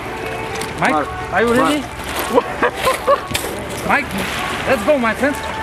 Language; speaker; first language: English; non-native, learner; Bulgarian